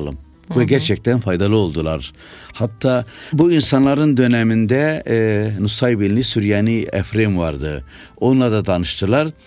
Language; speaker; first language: Turkish; non-native, local second language; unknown